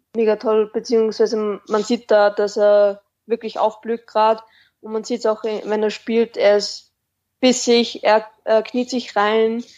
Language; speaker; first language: German; native; German